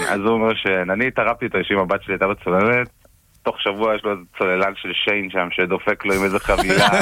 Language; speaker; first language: Hebrew; native; Hebrew